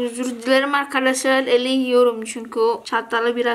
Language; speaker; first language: Turkish; non-native, learner; Indonesian